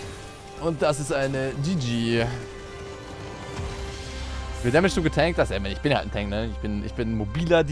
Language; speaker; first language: German; native; German